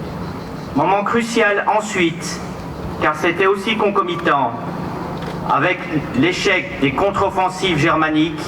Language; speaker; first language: French; native; French